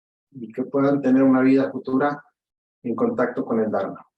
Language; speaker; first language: Spanish; native; Spanish